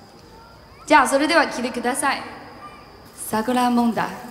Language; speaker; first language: Japanese; non-native, learner; Chinese